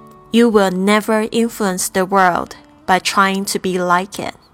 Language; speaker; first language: English; non-native, fluent; Chinese